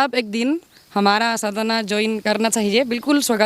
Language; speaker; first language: Hindi; non-native, learner; Spanish